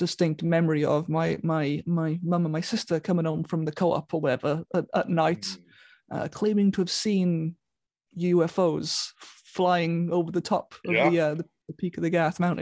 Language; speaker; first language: English; native; English